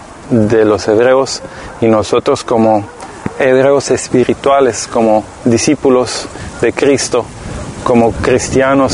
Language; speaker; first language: Spanish; non-native, fluent; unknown